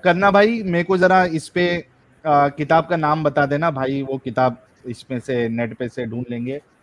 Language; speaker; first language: Hindi; native; Hindi